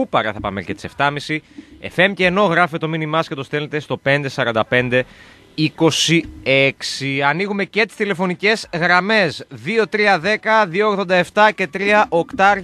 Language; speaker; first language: Greek; native; Greek